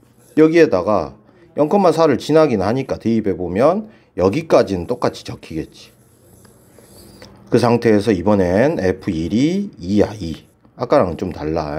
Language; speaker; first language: Korean; native; Korean